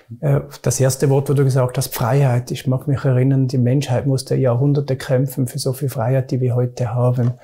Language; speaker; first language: German; native; German